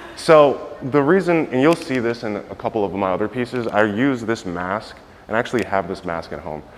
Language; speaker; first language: English; native; English